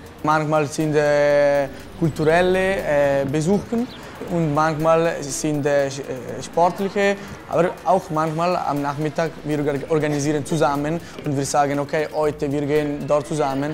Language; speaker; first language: German; non-native, fluent; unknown